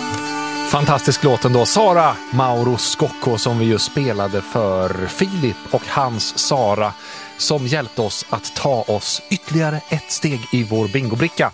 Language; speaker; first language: Swedish; native; Swedish